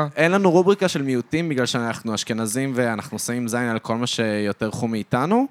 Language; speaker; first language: Hebrew; early bilingual, other home language; French